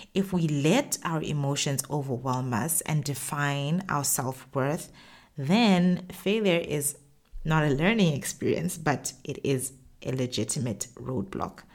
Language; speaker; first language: English; non-native, local second language; Tswana